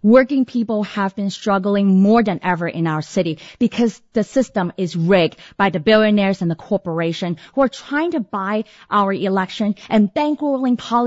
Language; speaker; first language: English; early bilingual, other home language; Cantonese